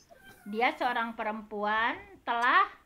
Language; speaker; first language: Indonesian; native; Indonesian